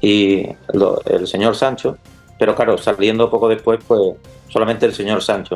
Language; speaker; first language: Spanish; native; Spanish